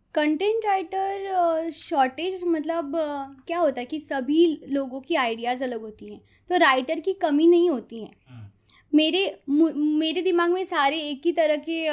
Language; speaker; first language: Hindi; non-native, local second language; Konkani